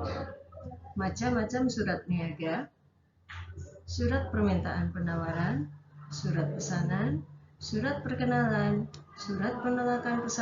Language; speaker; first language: Indonesian; native; Indonesian